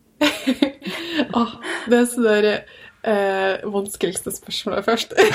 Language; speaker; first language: Norwegian; early bilingual, other home language; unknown